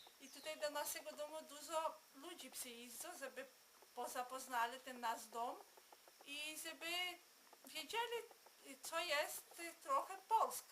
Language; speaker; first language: Polish; early bilingual, heritage; Polish